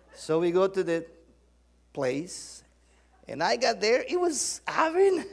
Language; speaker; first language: English; non-native, fluent; Spanish